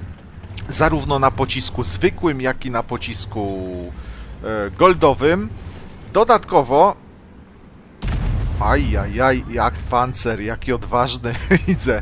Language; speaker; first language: Polish; native; Polish